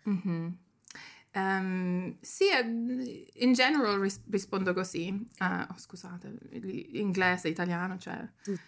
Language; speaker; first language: Italian; early bilingual, heritage; Italian